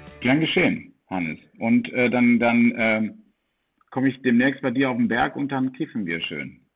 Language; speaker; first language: German; early bilingual, heritage; German